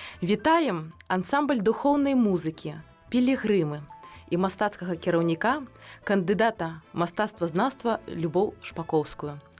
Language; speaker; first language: Belarusian; native; Belarusian